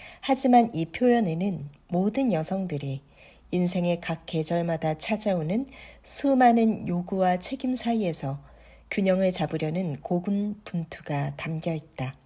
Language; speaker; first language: Korean; native; Korean